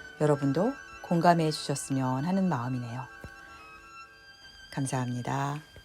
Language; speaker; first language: Korean; native; Korean